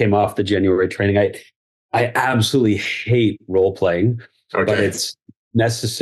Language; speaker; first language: English; native; English